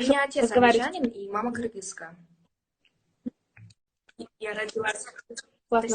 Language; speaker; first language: Russian; early bilingual, heritage; English